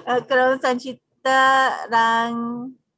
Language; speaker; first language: Korean; non-native, learner; English